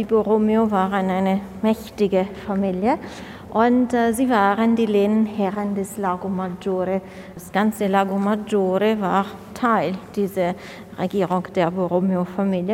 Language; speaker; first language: German; non-native, fluent; Italian